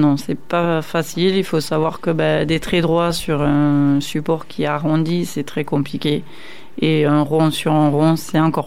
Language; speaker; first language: French; native; French